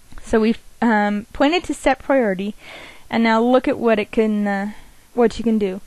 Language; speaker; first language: English; native; English